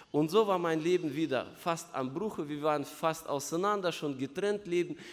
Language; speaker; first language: German; non-native, fluent; Russian